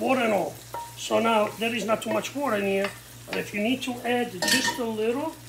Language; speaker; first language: English; non-native, fluent; Italian